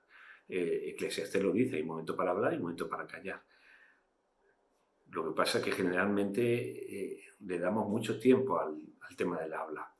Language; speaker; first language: Spanish; native; Spanish